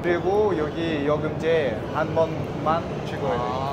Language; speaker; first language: Korean; non-native, learner; Russian